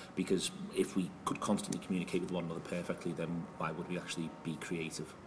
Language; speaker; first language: English; native; English